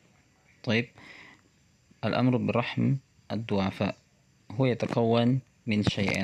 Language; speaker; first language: Arabic; non-native, fluent; Indonesian